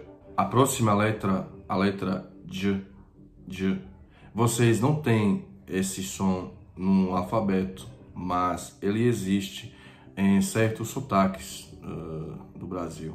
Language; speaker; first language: Portuguese; non-native, fluent; Croatian